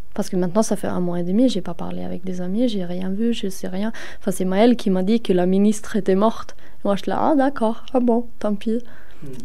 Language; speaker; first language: French; non-native, fluent; Swedish